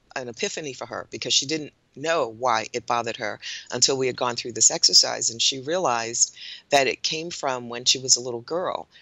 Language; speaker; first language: English; native; English